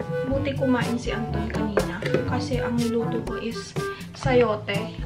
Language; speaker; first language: Filipino; native; Filipino